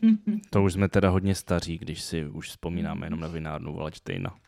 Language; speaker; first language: Czech; native; Czech